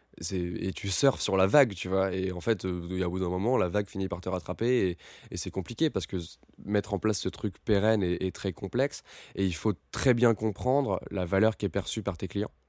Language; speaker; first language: French; native; French